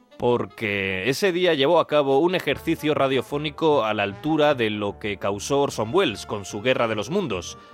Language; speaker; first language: Spanish; native; Spanish